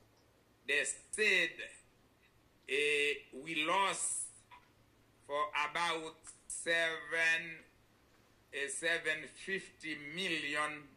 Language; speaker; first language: English; non-native, learner; Haitian Creole